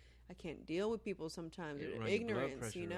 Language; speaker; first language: English; early bilingual, other home language; Spanish